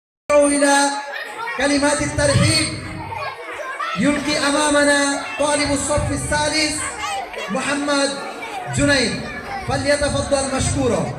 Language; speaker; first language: Arabic; non-native, learner; Bangla